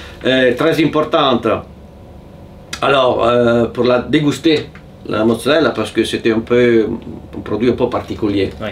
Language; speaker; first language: French; non-native, fluent; Italian